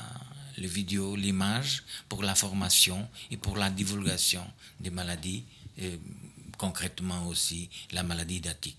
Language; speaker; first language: French; non-native, fluent; Portuguese